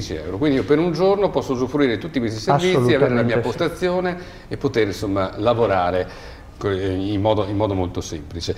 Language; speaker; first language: Italian; native; Italian